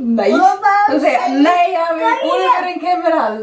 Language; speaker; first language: Icelandic; non-native, fluent; Danish